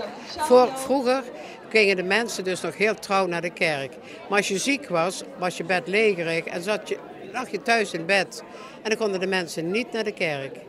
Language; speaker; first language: Dutch; native; Dutch